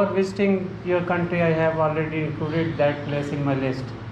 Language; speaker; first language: English; non-native, local second language; Urdu